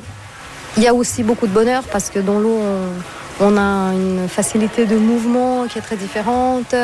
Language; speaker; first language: French; non-native, fluent; Portuguese